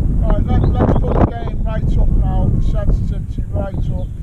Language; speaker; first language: English; native; English